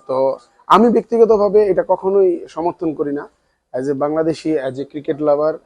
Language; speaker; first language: Bangla; native; Bangla